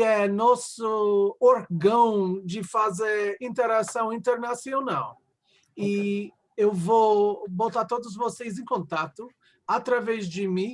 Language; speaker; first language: Portuguese; non-native, learner; English